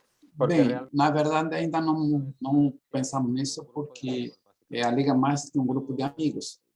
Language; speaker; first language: Portuguese; non-native, learner; Spanish